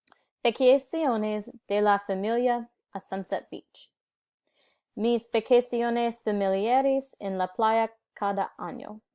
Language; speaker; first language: Spanish; non-native, learner; English